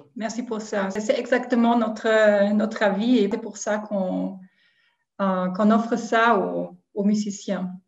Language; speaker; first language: French; non-native, fluent; German